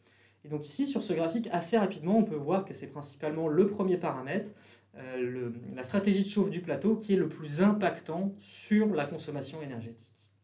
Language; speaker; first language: French; native; French